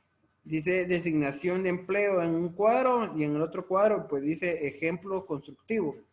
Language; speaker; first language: Spanish; native; Spanish